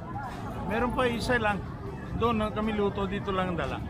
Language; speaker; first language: Filipino; non-native, learner; Hindi